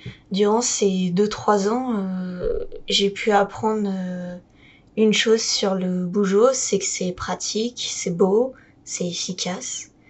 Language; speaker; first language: French; native; French